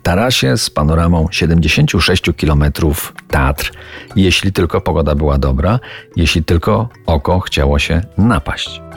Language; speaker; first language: Polish; native; Polish